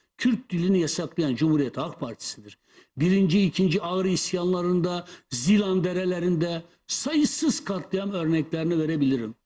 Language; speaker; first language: Turkish; non-native, local second language; Kurdish